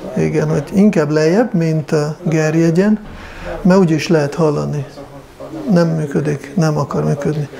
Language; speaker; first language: Hungarian; non-native, fluent; Russian